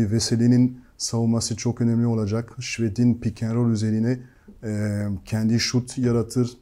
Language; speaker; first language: Turkish; non-native, fluent; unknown